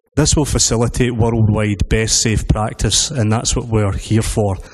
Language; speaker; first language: English; native; English